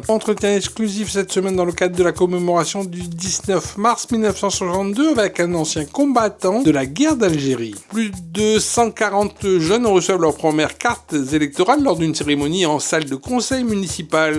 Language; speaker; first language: French; native; French